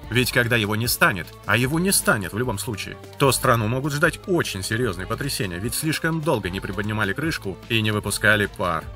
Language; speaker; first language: Russian; native; Russian